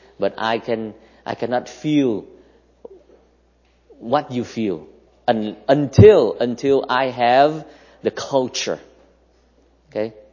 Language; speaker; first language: English; non-native, fluent; Vietnamese